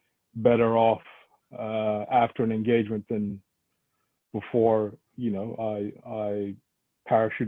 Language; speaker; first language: English; non-native, local second language; Yoruba